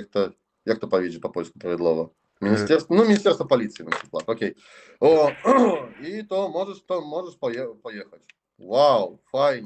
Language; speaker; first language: Polish; non-native, learner; Russian